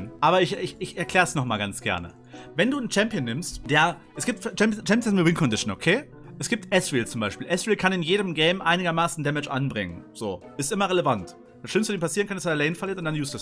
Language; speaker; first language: German; native; German